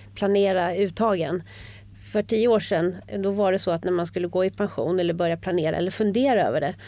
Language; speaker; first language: Swedish; native; Swedish